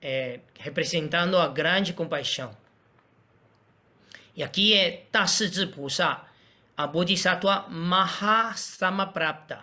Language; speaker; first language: Portuguese; non-native, fluent; Spanish